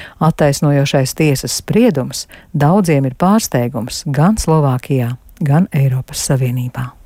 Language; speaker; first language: Latvian; native; Latvian